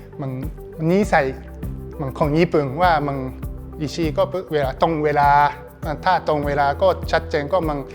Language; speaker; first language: Thai; non-native, learner; Japanese